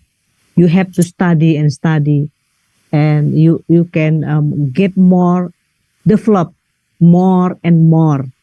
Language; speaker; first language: English; non-native, learner; Indonesian